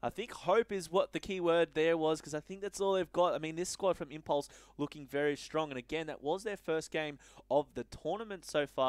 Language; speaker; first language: English; native; English